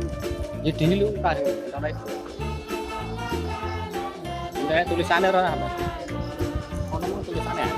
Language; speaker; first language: Indonesian; non-native, local second language; Javanese